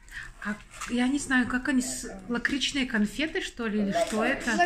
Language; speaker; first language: Russian; native; Russian